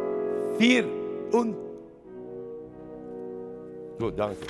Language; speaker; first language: German; non-native, fluent; Latvian